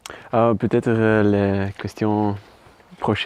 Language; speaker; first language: French; non-native, learner; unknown